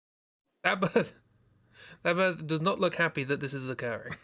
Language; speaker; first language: English; native; English